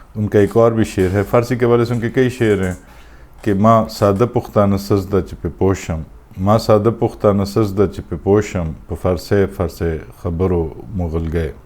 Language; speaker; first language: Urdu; non-native, local second language; Pashto